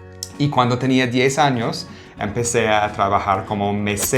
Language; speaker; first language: Spanish; non-native, fluent; English